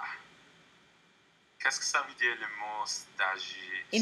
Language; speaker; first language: French; non-native, learner; English